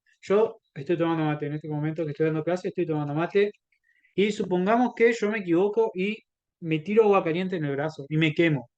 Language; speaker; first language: Spanish; native; Spanish